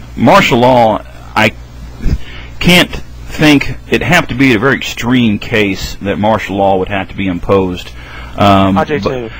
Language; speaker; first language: English; native; English